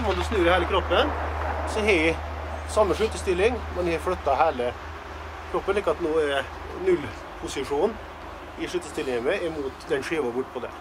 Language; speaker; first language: Norwegian; native; Norwegian